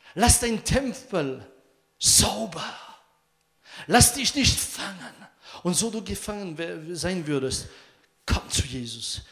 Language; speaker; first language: German; non-native, fluent; French